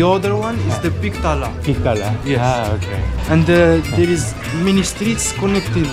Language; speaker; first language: English; non-native, learner; Arabic